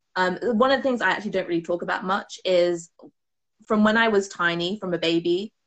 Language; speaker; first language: English; native; English